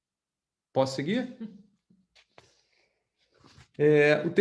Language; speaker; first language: Portuguese; native; Portuguese